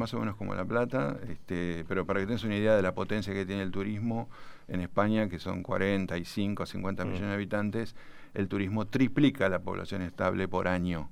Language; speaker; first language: Spanish; native; Spanish